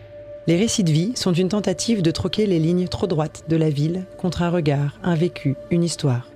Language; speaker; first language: French; native; French